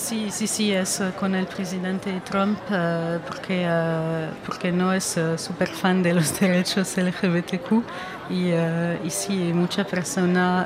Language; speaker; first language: Spanish; non-native, fluent; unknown